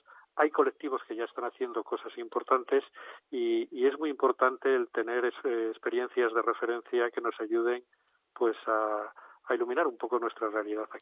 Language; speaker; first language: Spanish; native; Spanish